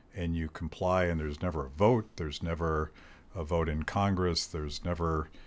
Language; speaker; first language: English; native; English